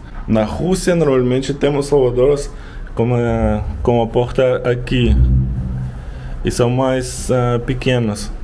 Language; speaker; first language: Portuguese; non-native, learner; Russian